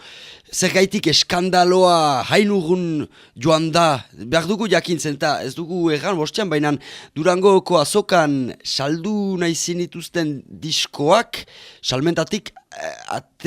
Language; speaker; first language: Basque; native; Basque